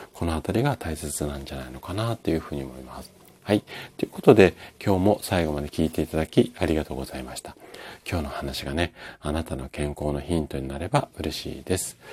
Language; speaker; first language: Japanese; native; Japanese